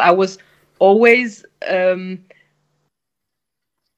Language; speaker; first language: English; non-native, fluent; French